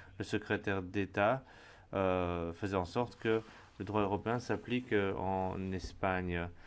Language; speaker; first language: French; non-native, fluent; Spanish